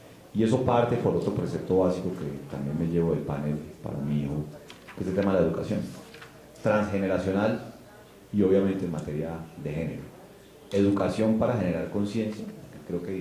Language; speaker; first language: Spanish; native; Spanish